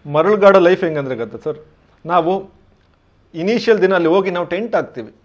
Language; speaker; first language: Kannada; native; Kannada